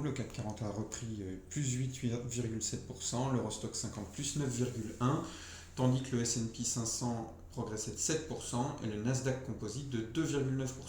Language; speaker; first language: French; native; French